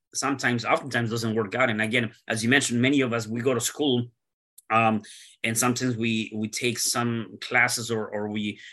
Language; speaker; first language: English; early bilingual, other home language; Spanish